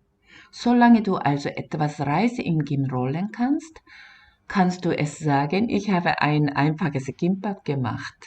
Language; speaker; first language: German; non-native, fluent; Korean